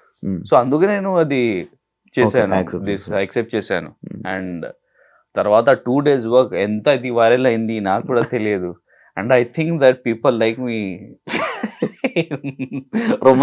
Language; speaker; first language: Telugu; non-native, learner; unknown